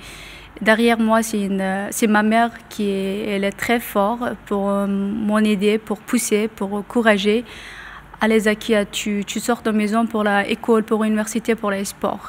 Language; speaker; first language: French; non-native, learner; Persian